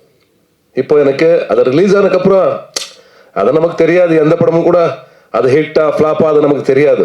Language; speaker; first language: Tamil; non-native, learner; Kannada